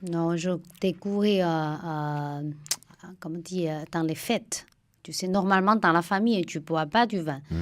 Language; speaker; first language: French; non-native, fluent; Chinese